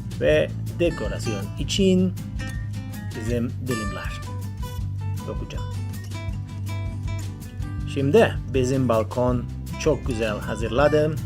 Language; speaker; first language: Turkish; non-native, learner; Spanish